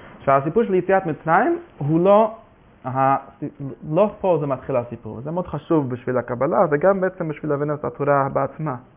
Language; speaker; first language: Hebrew; non-native, fluent; Yiddish